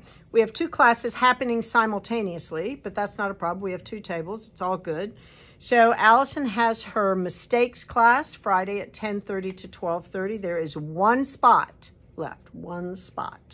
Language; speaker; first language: English; native; English